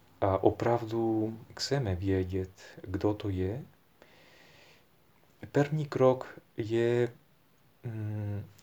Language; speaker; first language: Czech; non-native, fluent; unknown